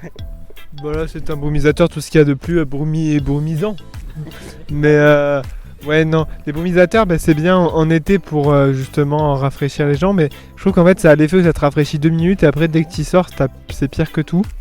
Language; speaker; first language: French; native; French